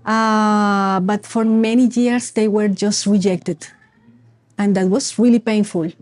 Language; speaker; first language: English; non-native, fluent; Spanish